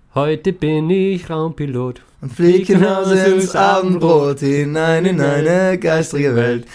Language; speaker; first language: German; native; German